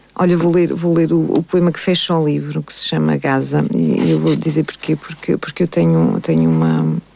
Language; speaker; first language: Portuguese; native; Portuguese